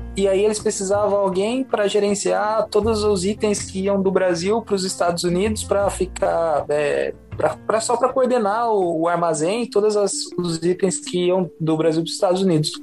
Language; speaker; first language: Portuguese; native; Portuguese